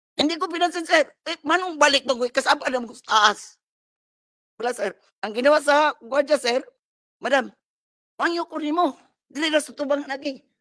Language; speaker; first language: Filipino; non-native, local second language; Cebuano